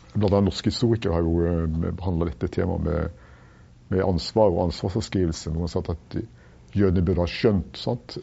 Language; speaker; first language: Norwegian; native; Norwegian